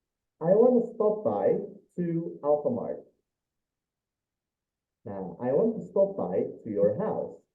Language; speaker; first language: English; non-native, fluent; Indonesian